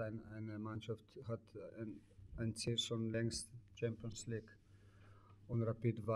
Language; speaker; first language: German; non-native, learner; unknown